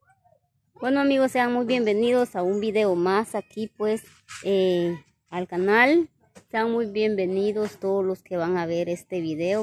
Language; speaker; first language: Spanish; native; Spanish